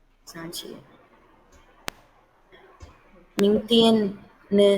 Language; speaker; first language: Chinese; non-native, learner; Tamil